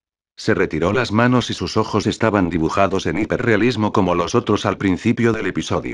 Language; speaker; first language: Spanish; native; Spanish